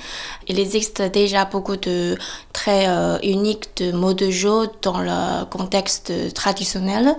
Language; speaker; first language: French; non-native, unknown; Chinese